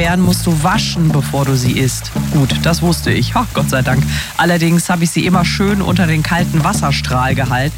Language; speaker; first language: German; native; German